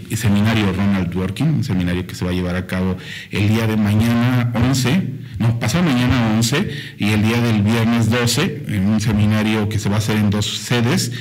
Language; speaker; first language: Spanish; native; Spanish